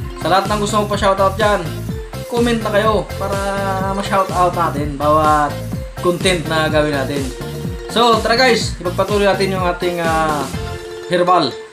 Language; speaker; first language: Filipino; non-native, local second language; Cebuano